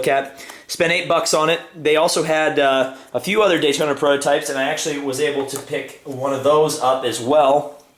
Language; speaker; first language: English; native; English